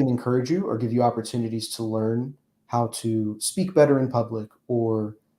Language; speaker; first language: English; native; English